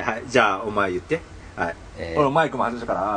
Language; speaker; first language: Japanese; native; Japanese